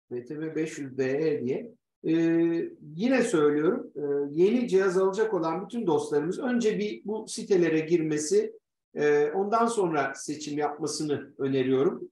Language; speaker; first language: Turkish; native; Turkish